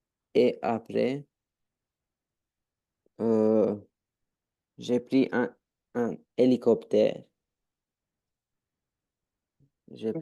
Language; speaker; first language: French; non-native, learner; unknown